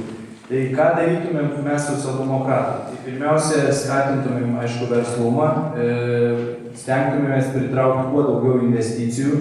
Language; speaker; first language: Lithuanian; native; Lithuanian